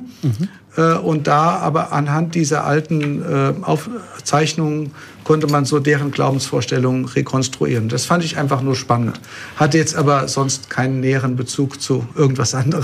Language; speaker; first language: German; native; German